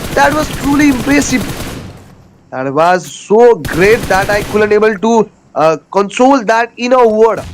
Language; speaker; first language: English; non-native, local second language; Nepali